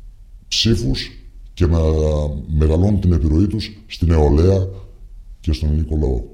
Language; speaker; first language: Greek; native; Greek